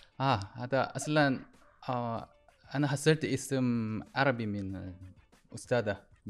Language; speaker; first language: Arabic; non-native, learner; Korean